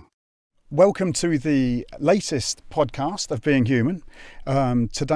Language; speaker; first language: English; native; English